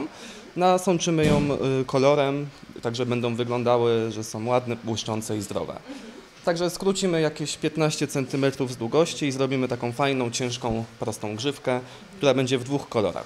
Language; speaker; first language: Polish; native; Polish